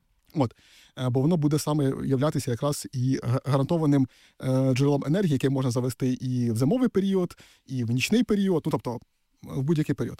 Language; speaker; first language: Ukrainian; native; Ukrainian